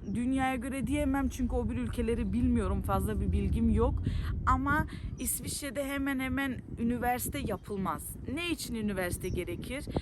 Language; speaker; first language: Turkish; early bilingual, heritage; Turkish